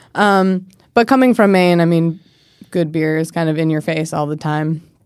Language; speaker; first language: English; native; English